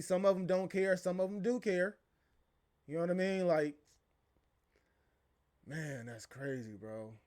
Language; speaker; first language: English; native; English